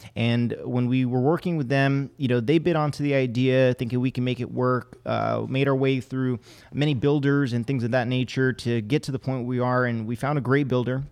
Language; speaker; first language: English; native; English